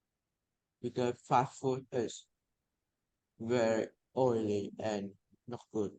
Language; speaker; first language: English; non-native, learner; Vietnamese